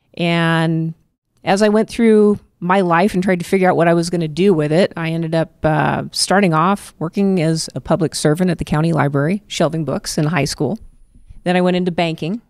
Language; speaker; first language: English; native; English